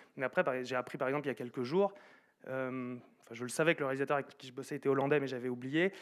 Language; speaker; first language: French; native; French